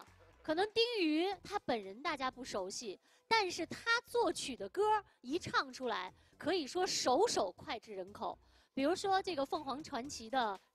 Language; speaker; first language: Chinese; native; Chinese